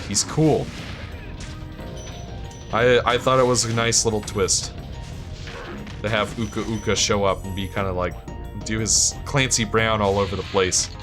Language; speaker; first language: English; native; English